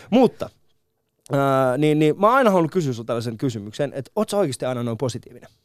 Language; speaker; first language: Finnish; early bilingual, other home language; Persian